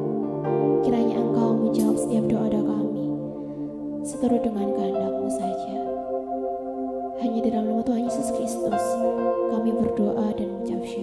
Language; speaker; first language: Indonesian; native; Indonesian